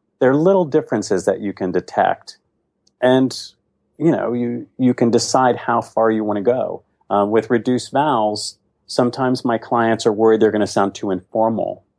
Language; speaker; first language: English; native; English